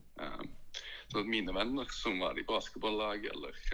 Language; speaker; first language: Norwegian; early bilingual, other home language; Latvian